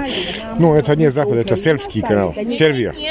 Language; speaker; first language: Russian; non-native, learner; Serbian